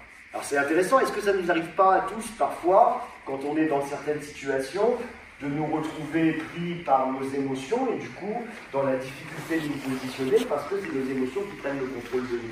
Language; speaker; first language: French; native; French